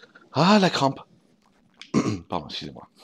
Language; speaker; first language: French; native; French